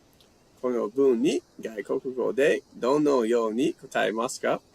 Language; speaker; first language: Japanese; non-native, learner; English